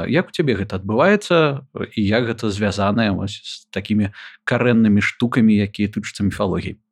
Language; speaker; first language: Belarusian; non-native, local second language; Russian